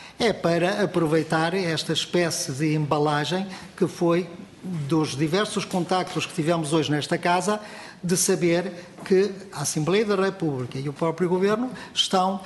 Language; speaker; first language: Portuguese; native; Portuguese